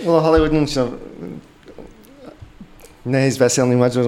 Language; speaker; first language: Hungarian; early bilingual, heritage; English